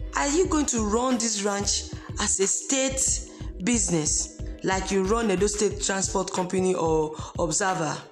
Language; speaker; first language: English; non-native, local second language; Esan